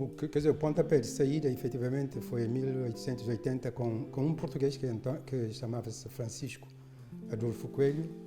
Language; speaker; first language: Portuguese; non-native, local second language; Kabuverdianu